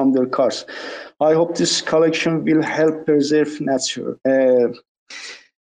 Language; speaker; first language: English; non-native, learner; Persian